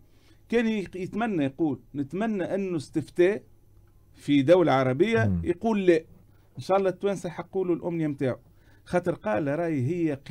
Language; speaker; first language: Arabic; native; Arabic